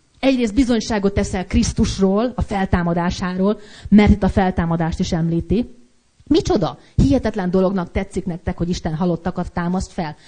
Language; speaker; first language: Hungarian; native; Hungarian